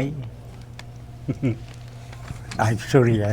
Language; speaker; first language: English; non-native, learner; Vietnamese